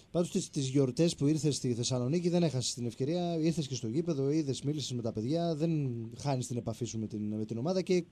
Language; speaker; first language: Greek; native; Greek